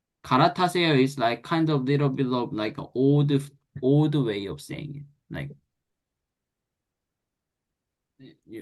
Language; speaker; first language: English; non-native, fluent; Korean